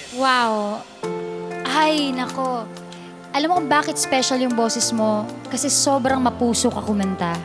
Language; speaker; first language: Filipino; native; Filipino